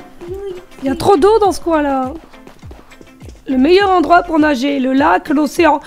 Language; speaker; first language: French; native; French